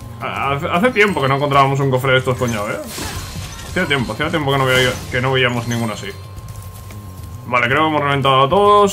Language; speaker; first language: Spanish; native; Spanish